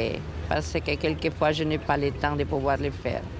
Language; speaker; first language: French; non-native, fluent; Spanish